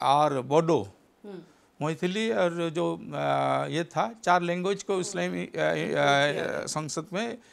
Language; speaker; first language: Hindi; non-native, local second language; Santali